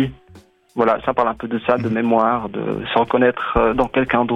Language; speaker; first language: French; non-native, local second language; Arabic